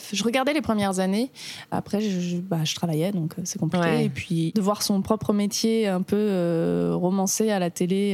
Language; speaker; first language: French; native; French